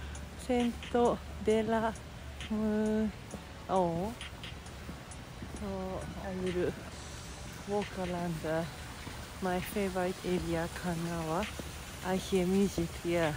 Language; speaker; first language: English; non-native, fluent; Japanese